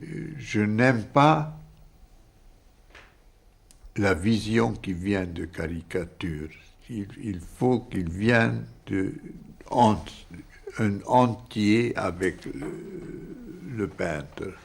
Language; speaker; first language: French; non-native, fluent; Hungarian